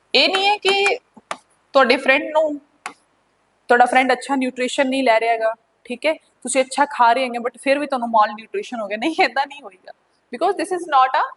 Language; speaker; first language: Hindi; non-native, local second language; Punjabi